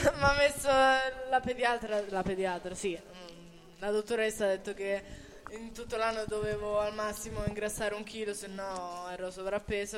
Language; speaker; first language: Italian; native; Italian